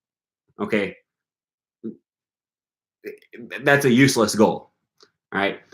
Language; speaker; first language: English; native; English